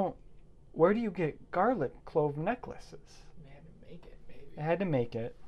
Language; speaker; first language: English; native; English